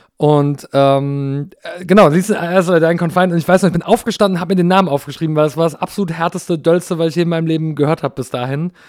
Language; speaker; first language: German; early bilingual, other home language; English